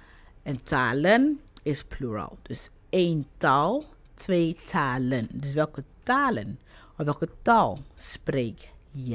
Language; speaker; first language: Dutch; non-native, fluent; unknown